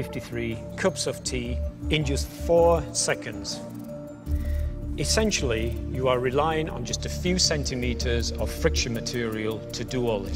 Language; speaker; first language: English; native; English